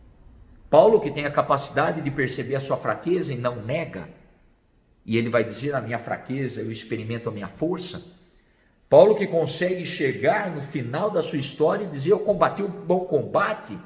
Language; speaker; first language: Portuguese; native; Portuguese